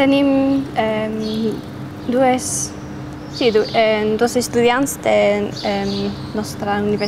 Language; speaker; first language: Catalan; non-native, learner; English